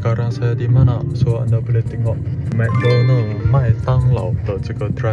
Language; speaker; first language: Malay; non-native, local second language; Chinese